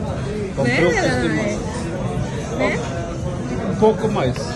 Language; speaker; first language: Portuguese; non-native, learner; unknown